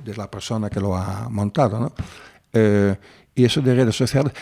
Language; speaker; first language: Spanish; non-native, fluent; Dutch